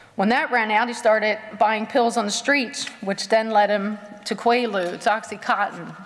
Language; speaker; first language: English; native; English